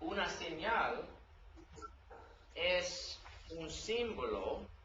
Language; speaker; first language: Spanish; non-native, learner; English